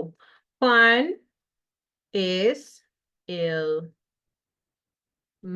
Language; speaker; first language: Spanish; non-native, fluent; English